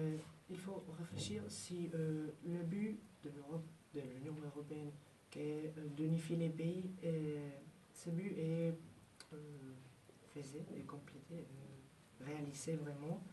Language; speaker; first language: French; non-native, learner; Spanish